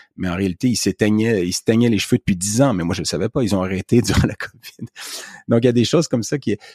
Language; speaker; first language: French; native; French